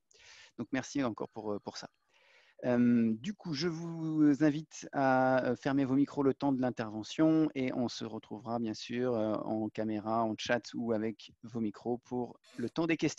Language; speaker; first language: French; native; French